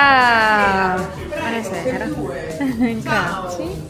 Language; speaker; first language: Italian; non-native, learner; Finnish